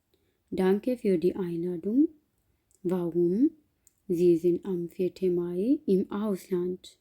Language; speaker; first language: German; non-native, learner; Urdu